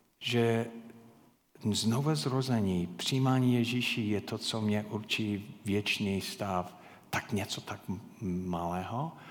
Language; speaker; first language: Czech; non-native, fluent; English